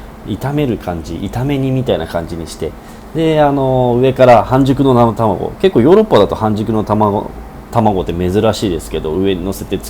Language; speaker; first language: Japanese; native; Japanese